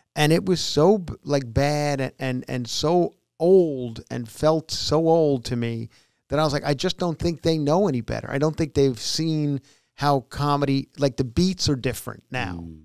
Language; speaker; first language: English; native; English